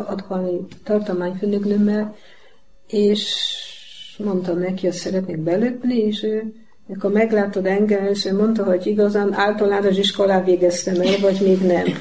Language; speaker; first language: Hungarian; non-native, learner; Polish